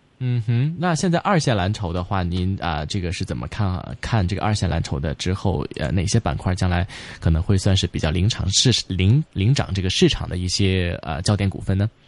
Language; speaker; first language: Chinese; non-native, local second language; Cantonese